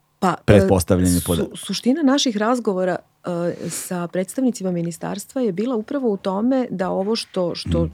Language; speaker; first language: Serbian; native; Serbian